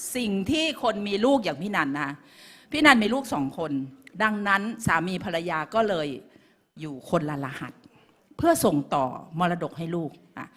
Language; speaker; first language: Thai; native; Thai